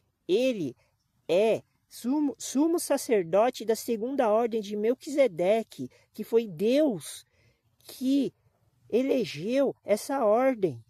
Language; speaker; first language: Portuguese; native; Portuguese